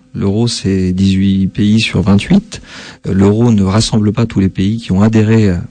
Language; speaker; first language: French; native; French